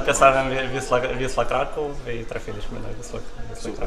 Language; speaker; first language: Polish; non-native, fluent; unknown